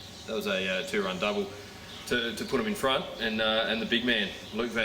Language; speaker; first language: English; native; English